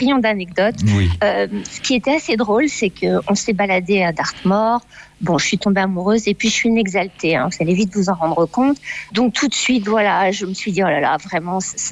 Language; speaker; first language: French; native; French